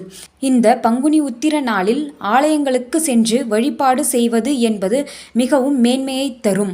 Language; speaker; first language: Tamil; native; Tamil